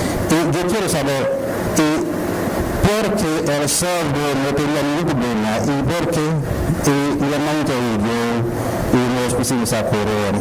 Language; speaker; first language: Spanish; non-native, local second language; Haitian Creole